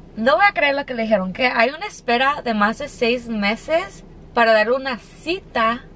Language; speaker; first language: Spanish; early bilingual, heritage; Spanish